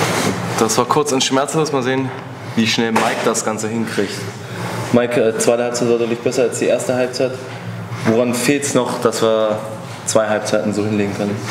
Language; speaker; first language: German; native; German